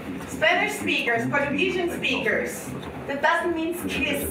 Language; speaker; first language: English; non-native, fluent; German